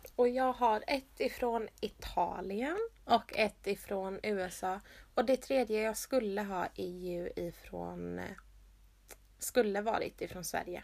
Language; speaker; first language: Swedish; native; Swedish